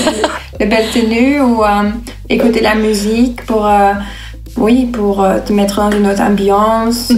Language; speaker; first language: French; non-native, local second language; Dutch